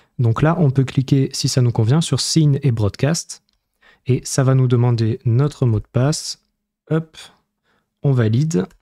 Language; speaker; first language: French; native; French